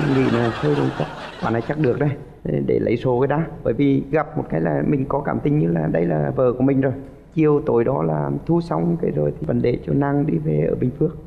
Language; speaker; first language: Vietnamese; native; Vietnamese